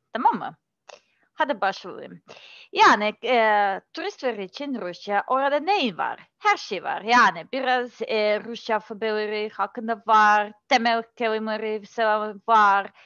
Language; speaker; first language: Turkish; non-native, learner; Russian